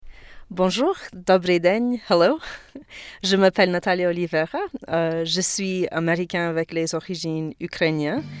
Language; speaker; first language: French; non-native, learner; English